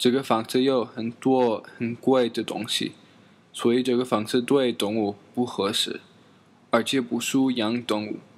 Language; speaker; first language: Chinese; non-native, learner; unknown